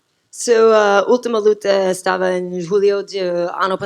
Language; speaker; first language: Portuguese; non-native, learner; English